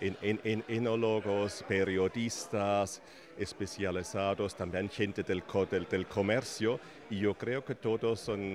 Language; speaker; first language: Spanish; non-native, fluent; German